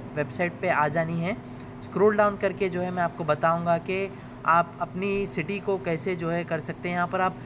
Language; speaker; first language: Hindi; non-native, local second language; Urdu